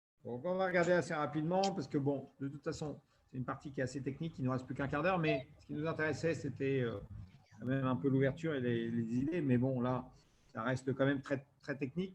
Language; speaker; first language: French; native; French